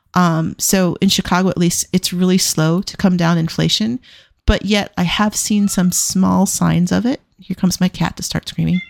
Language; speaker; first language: English; native; English